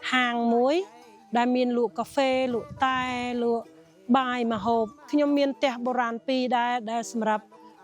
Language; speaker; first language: Khmer; non-native, local second language; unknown